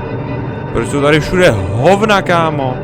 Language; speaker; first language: Czech; native; Czech